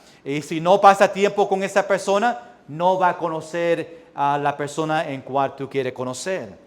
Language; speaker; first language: Spanish; early bilingual, heritage; English